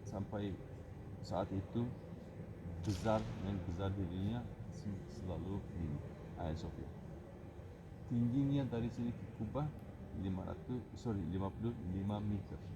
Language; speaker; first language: Indonesian; non-native, learner; Turkish